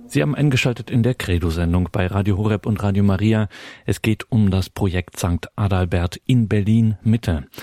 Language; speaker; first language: German; native; German